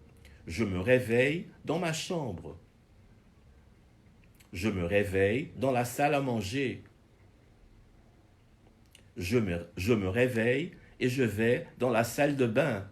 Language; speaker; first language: French; non-native, fluent; Portuguese